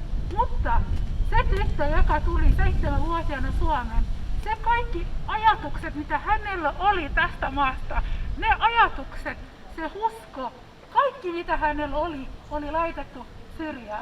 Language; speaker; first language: Finnish; early bilingual, other home language; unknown